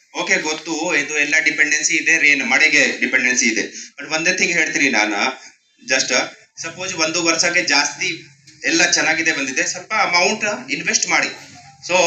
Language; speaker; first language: Kannada; non-native, learner; Hindi